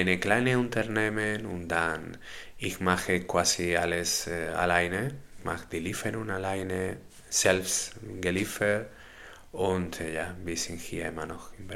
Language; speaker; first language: German; non-native, learner; Spanish